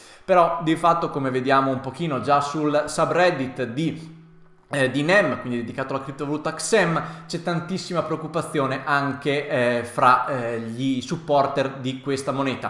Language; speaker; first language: Italian; native; Italian